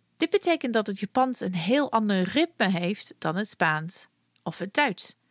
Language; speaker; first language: Dutch; non-native, fluent; English